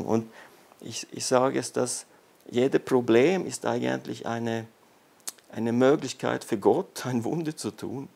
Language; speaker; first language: German; non-native, fluent; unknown